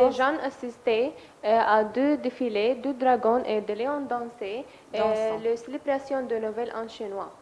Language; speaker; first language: French; non-native, learner; Arabic